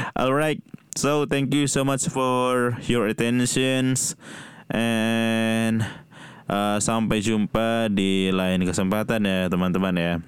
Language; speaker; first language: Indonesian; non-native, local second language; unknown